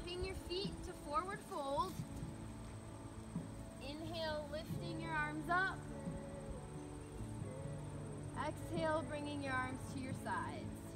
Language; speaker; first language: English; native; English